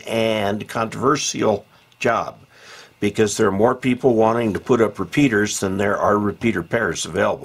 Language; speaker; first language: English; native; English